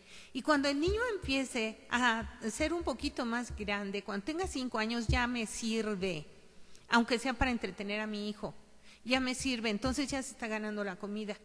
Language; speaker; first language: Spanish; native; Spanish